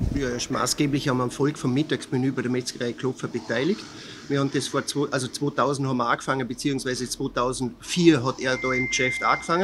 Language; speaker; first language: German; native; German